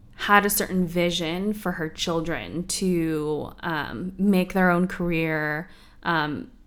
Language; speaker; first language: English; native; English